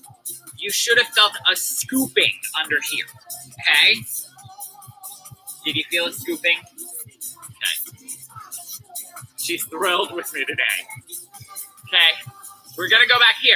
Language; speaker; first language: English; native; English